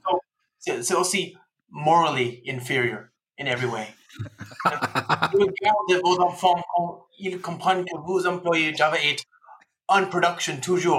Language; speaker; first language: French; non-native, fluent; English